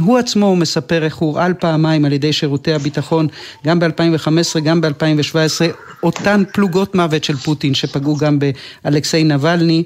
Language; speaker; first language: Hebrew; native; Hebrew